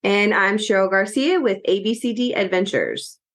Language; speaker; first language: English; native; English